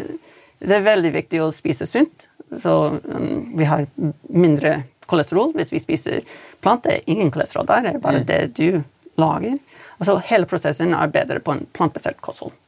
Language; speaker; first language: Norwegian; non-native, fluent; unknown